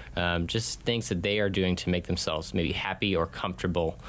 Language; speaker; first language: English; native; English